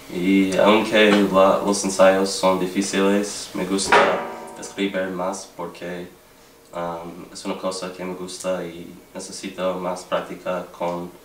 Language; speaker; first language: Spanish; non-native, learner; English